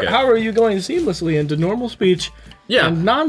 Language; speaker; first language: English; native; English